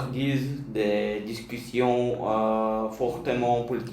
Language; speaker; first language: French; non-native, learner; Bulgarian